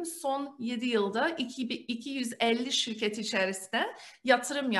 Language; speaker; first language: Turkish; early bilingual, heritage; Turkish